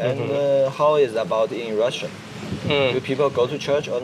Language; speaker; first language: English; non-native, learner; Chinese